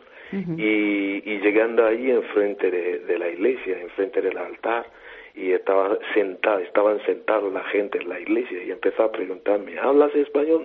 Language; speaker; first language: Spanish; non-native, fluent; Igbo